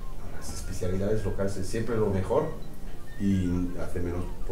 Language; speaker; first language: Spanish; non-native, fluent; French